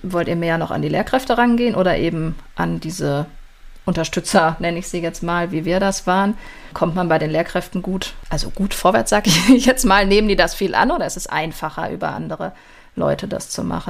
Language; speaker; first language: German; native; German